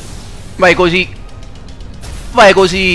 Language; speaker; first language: Italian; native; Italian